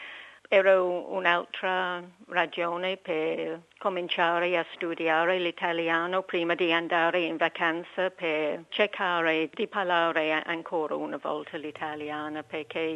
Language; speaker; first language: Italian; non-native, learner; English